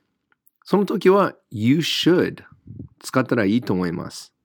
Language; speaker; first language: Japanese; non-native, fluent; English